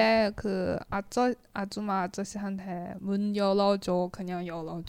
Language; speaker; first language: Korean; non-native, learner; Chinese